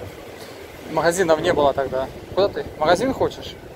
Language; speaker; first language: Russian; native; Russian